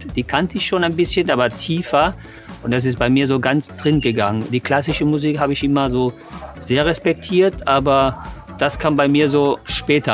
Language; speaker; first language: German; non-native, fluent; English